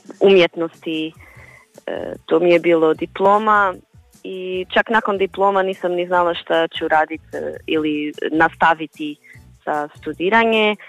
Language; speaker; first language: Croatian; non-native, learner; Portuguese